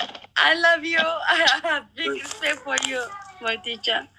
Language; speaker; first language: English; non-native, learner; Oromo